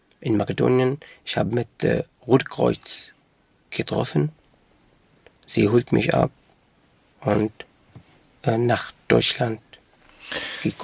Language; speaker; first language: German; non-native, local second language; Arabic